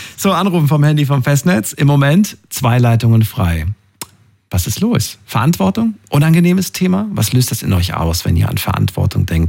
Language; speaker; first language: German; native; German